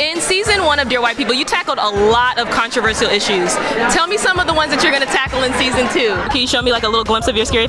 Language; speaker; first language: English; native; English